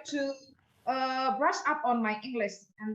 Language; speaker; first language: English; non-native, fluent; Indonesian